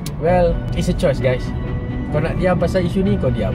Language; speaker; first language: English; non-native, local second language; Malay